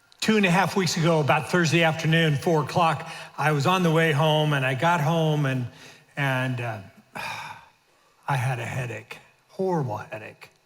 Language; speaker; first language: English; native; English